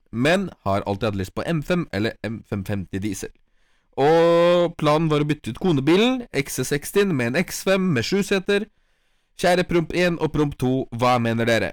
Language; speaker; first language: Norwegian; early bilingual, other home language; Polish